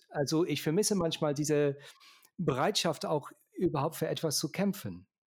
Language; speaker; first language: German; native; German